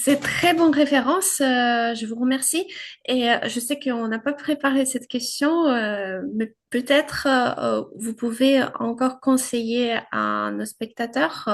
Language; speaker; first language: French; non-native, fluent; Ukrainian